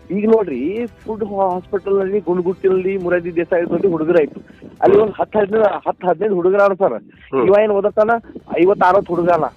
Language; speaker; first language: Kannada; non-native, local second language; Lambadi